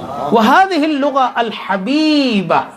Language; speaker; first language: Arabic; non-native, learner; Urdu